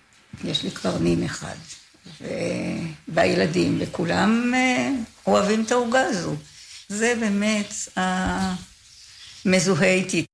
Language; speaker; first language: Hebrew; native; Hebrew